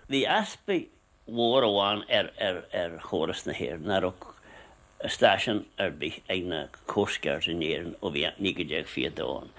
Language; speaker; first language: Irish; native; Irish